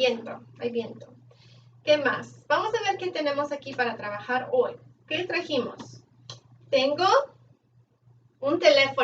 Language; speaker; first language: Spanish; non-native, fluent; English